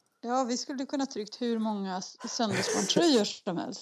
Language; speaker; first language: Swedish; native; Swedish